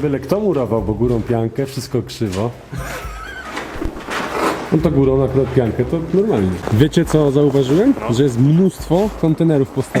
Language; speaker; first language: Polish; native; Polish